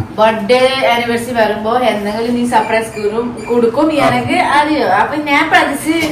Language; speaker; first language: Malayalam; non-native, fluent; Nepali